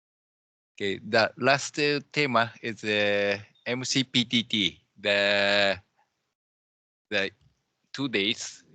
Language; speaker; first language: English; non-native, learner; Japanese